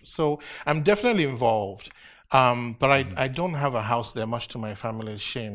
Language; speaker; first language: English; native; English